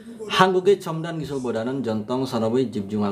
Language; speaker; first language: Korean; non-native, fluent; Indonesian